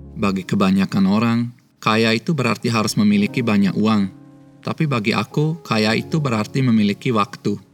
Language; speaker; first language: Indonesian; early bilingual, other home language; Swiss German